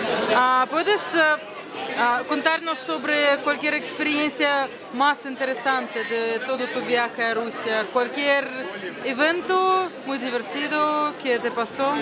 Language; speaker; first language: Spanish; non-native, fluent; Russian